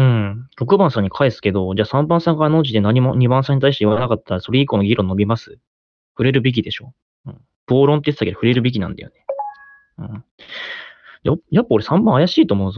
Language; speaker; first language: Japanese; native; Japanese